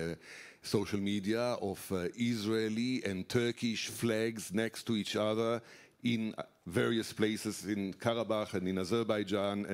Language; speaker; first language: English; non-native, fluent; Hebrew